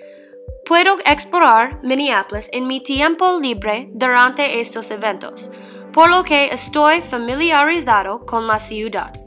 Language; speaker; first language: Spanish; non-native, learner; English